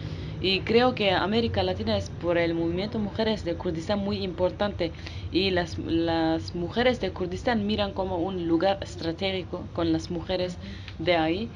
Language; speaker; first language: Spanish; non-native, learner; Kurdish